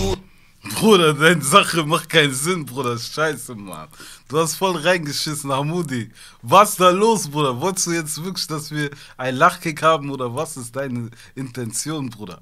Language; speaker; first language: German; early bilingual, other home language; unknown